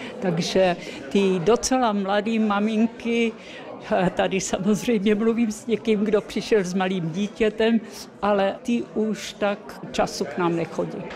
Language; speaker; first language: Czech; early bilingual, heritage; Czech